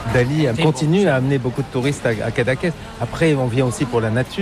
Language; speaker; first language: French; native; French